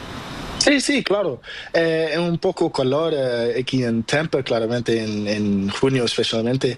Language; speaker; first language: Spanish; non-native, learner; Portuguese